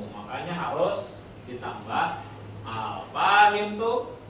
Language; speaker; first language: Indonesian; native; Indonesian